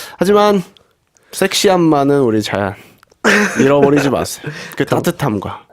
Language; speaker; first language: Korean; native; Korean